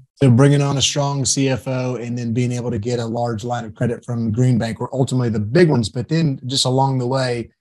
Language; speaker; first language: English; non-native, fluent; German